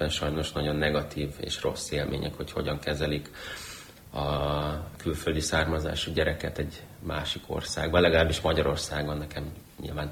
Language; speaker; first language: Hungarian; early bilingual, other home language; Ukrainian